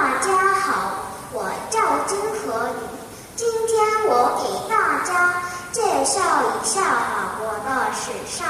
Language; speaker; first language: Chinese; non-native, learner; Korean